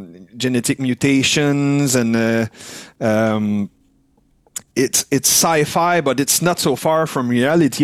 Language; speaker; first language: English; non-native, fluent; French